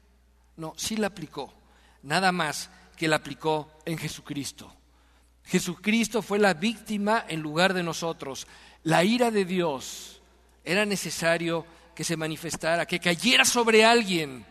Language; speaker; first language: Spanish; native; Spanish